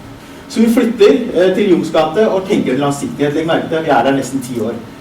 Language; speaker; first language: Norwegian; early bilingual, other home language; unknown